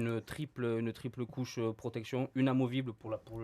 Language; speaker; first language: French; native; French